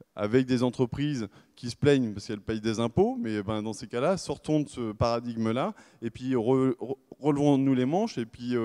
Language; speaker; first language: French; native; French